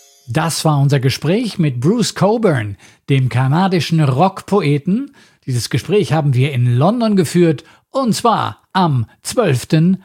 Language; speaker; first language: German; native; German